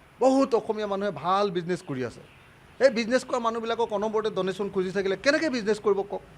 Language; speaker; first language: Assamese; native; Assamese